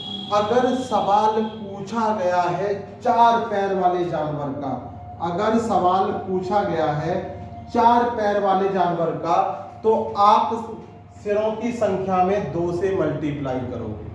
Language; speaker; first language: Hindi; native; Hindi